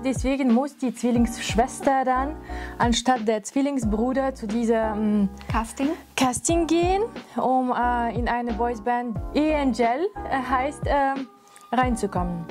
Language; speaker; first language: German; non-native, fluent; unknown